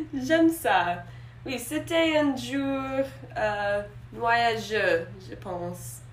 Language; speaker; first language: French; non-native, learner; English